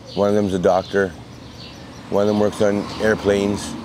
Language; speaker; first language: English; native; English